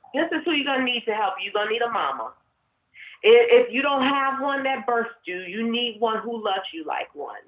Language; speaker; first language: English; native; English